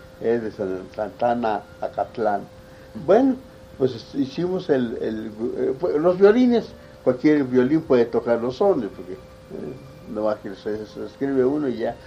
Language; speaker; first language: Spanish; native; Spanish